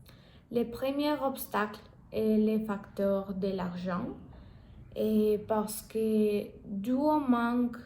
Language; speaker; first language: French; non-native, learner; Spanish